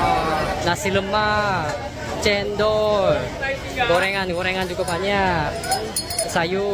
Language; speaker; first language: Indonesian; non-native, learner; Korean